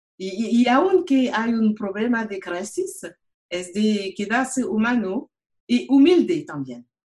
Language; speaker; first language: Spanish; non-native, learner; French